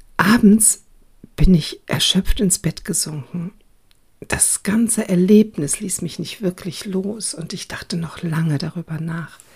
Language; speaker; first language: German; early bilingual, other home language; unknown